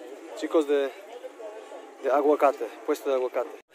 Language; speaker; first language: Spanish; non-native, fluent; Polish